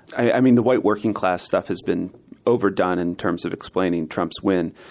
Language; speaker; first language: English; native; English